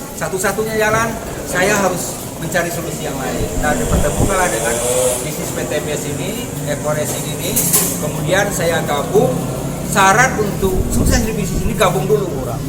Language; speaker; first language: Indonesian; non-native, local second language; Minangkabau